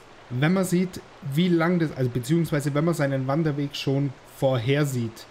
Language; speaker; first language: German; native; German